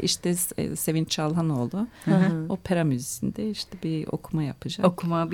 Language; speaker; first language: Turkish; non-native, fluent; Swedish